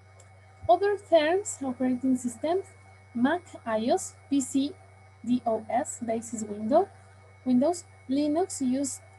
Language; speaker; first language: English; non-native, learner; Spanish